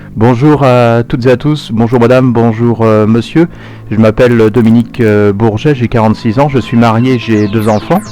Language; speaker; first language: French; native; French